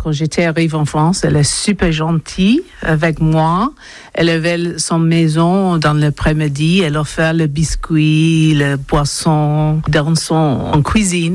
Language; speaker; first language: French; non-native, learner; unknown